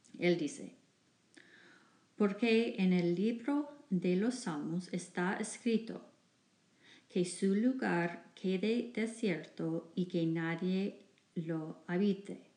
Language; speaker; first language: Spanish; non-native, fluent; English